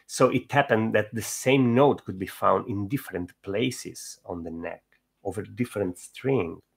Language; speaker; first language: English; non-native, fluent; Italian